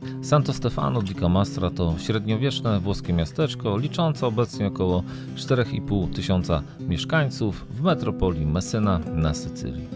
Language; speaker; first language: Polish; native; Polish